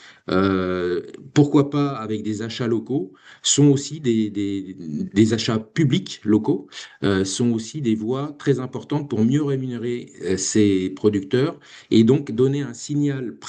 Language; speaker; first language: French; native; French